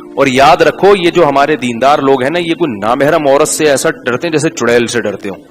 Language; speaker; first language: Urdu; native; Urdu